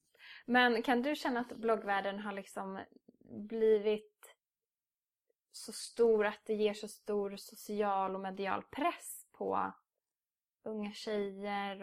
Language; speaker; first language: Swedish; native; Swedish